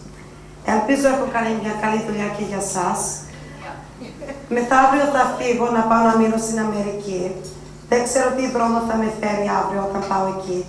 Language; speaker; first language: Greek; early bilingual, heritage; Greek